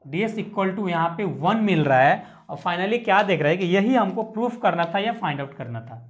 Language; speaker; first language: Hindi; native; Hindi